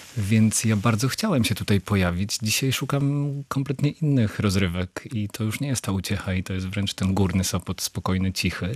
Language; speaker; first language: Polish; native; Polish